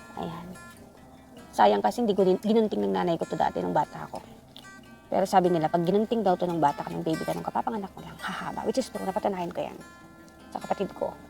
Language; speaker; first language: Filipino; non-native, local second language; Iloko